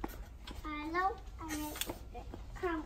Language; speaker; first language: German; early bilingual, other home language; Indonesian